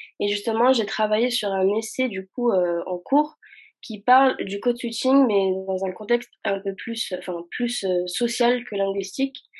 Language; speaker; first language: French; early bilingual, other home language; Arabic